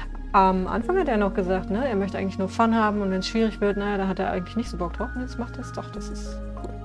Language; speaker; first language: German; native; German